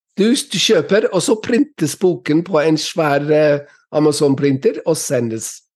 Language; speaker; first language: Norwegian; non-native, fluent; English